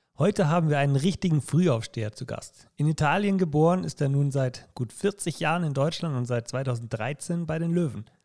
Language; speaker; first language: German; native; German